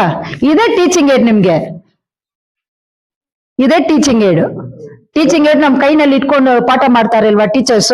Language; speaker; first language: Kannada; non-native, local second language; Tamil